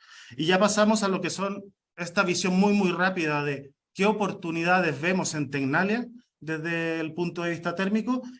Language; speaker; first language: Spanish; native; Spanish